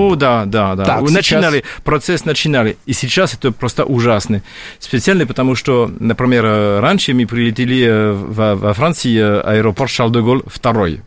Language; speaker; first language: Russian; non-native, fluent; French